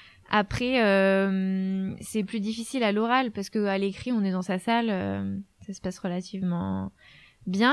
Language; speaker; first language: French; native; French